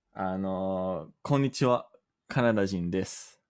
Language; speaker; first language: Japanese; non-native, learner; English